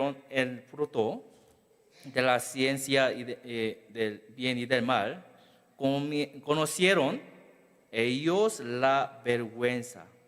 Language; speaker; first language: Spanish; non-native, learner; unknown